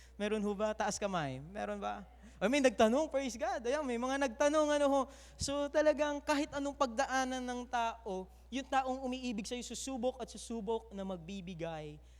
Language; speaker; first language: Filipino; native; Filipino